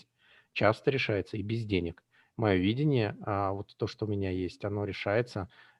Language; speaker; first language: Russian; native; Russian